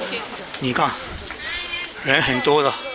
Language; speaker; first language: Chinese; non-native, learner; Japanese